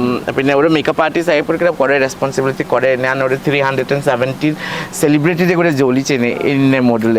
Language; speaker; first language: Malayalam; non-native, learner; Assamese